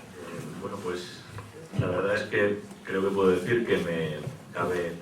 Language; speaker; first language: Spanish; native; Spanish